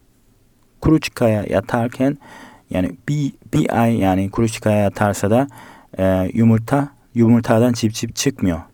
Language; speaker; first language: Turkish; non-native, learner; Korean